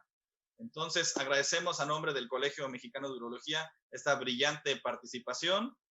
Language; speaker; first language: Spanish; native; Spanish